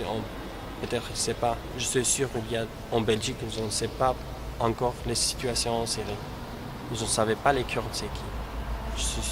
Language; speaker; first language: French; non-native, learner; Kurdish